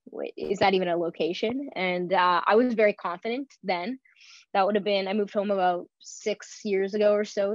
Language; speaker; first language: English; native; English